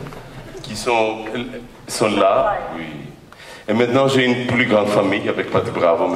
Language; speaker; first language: French; non-native, fluent; Greek